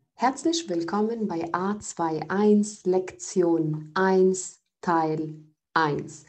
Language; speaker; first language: German; non-native, fluent; Arabic